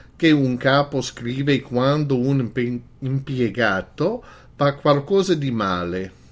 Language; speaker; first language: Italian; non-native, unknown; English